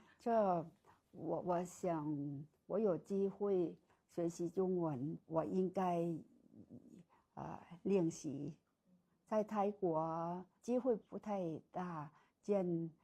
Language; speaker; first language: Chinese; non-native, learner; Thai